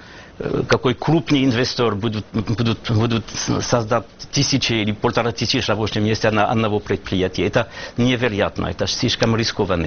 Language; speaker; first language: Russian; non-native, learner; French